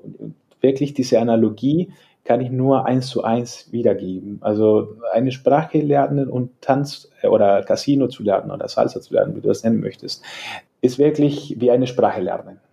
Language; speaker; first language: German; non-native, fluent; Spanish